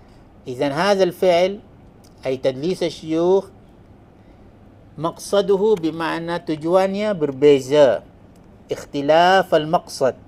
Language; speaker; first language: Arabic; non-native, fluent; Malay